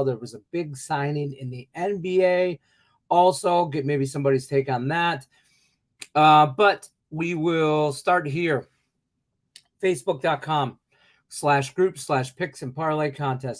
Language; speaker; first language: English; native; English